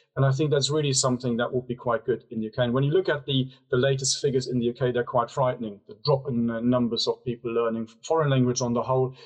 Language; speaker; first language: English; non-native, fluent; German